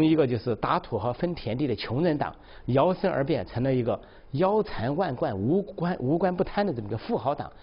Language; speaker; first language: Chinese; native; Chinese